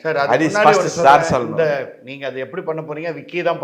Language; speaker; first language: Tamil; native; Tamil